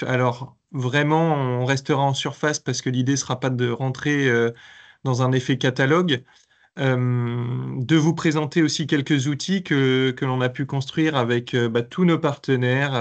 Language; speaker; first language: French; native; French